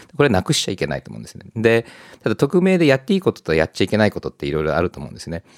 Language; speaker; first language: Japanese; early bilingual, heritage; Japanese